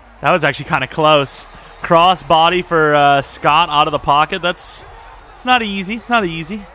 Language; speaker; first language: English; native; English